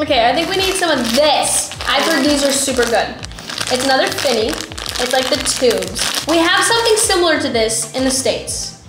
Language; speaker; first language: English; native; English